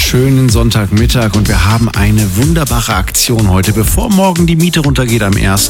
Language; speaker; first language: German; native; German